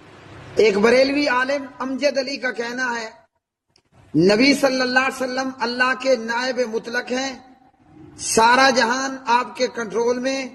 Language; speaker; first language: Urdu; native; Urdu